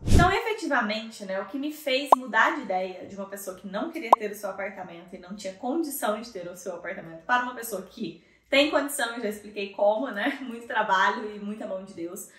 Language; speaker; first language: Portuguese; native; Portuguese